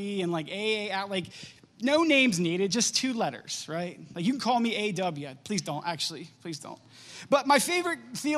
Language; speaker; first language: English; native; English